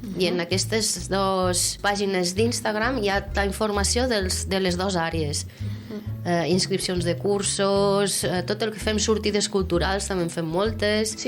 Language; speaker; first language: Catalan; native; Catalan